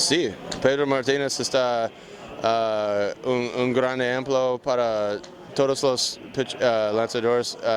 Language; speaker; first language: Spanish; non-native, learner; English